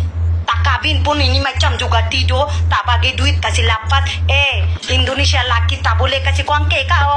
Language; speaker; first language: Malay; non-native, learner; Bangla